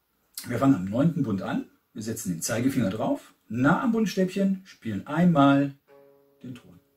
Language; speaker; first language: German; native; German